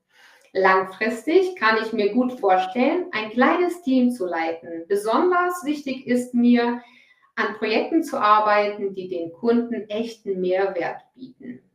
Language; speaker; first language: German; non-native, fluent; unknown